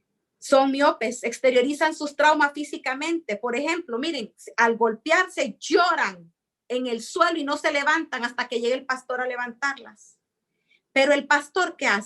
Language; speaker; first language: Spanish; native; Spanish